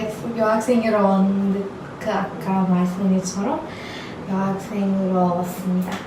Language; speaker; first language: Korean; non-native, learner; Turkish